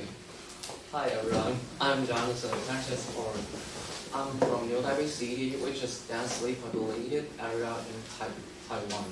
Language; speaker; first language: English; non-native, learner; Chinese